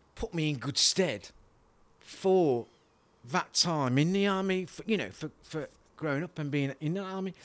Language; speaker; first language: English; native; English